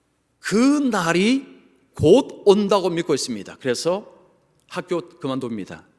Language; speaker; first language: Korean; native; Korean